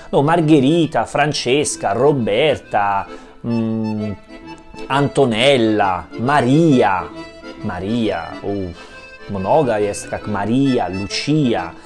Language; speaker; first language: Russian; non-native, learner; Italian